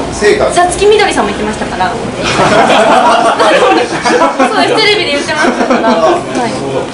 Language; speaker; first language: Japanese; native; Japanese